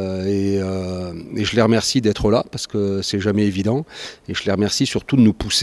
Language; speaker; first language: French; native; French